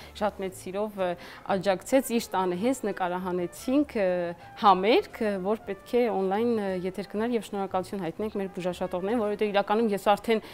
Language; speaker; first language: Armenian; native; Armenian